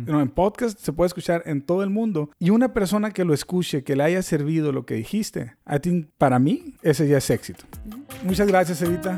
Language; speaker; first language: Spanish; native; Spanish